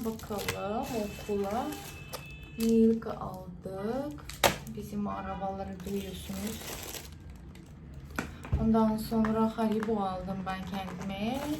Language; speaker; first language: Turkish; non-native, fluent; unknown